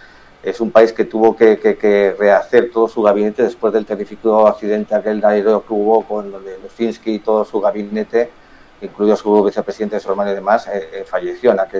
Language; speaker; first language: Spanish; native; Spanish